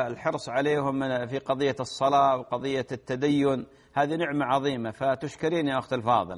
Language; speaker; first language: Arabic; native; Arabic